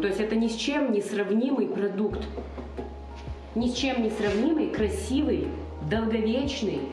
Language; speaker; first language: Russian; native; Russian